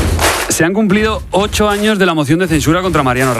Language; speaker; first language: Spanish; native; Spanish